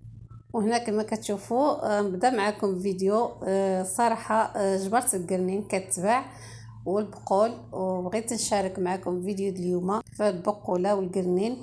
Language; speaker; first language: Arabic; native; Arabic